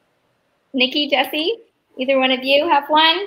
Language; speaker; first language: English; native; English